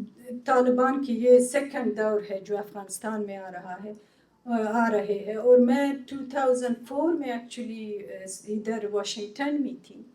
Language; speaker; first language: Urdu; non-native, fluent; Persian